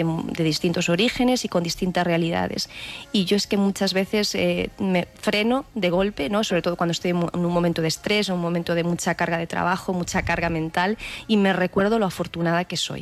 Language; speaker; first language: Spanish; native; Spanish